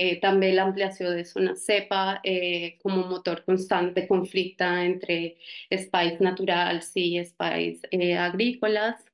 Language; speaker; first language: Catalan; non-native, fluent; Spanish